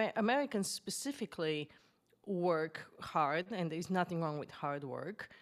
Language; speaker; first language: English; non-native, fluent; Bulgarian